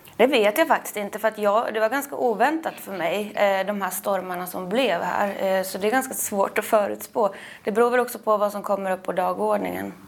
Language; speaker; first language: Swedish; native; Swedish